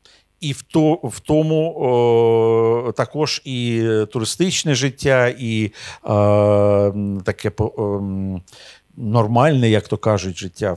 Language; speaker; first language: Ukrainian; non-native, local second language; Russian